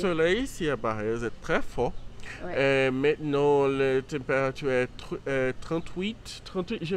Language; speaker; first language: French; non-native, learner; Portuguese